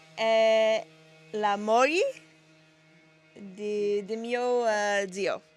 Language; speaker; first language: Italian; non-native, learner; English